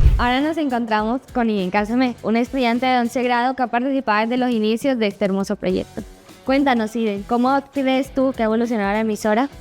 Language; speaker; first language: Spanish; native; Spanish